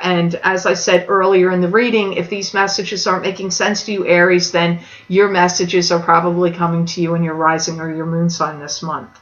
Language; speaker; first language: English; native; English